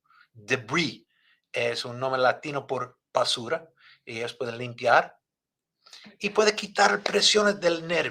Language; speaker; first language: Spanish; non-native, fluent; Italian